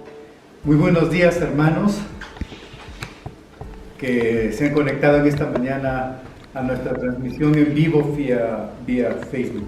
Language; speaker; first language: Spanish; native; Spanish